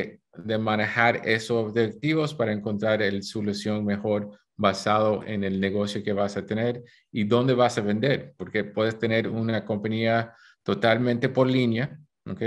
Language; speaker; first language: Spanish; early bilingual, heritage; Spanish